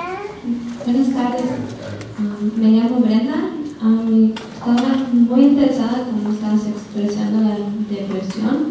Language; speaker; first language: Spanish; early bilingual, heritage; Spanish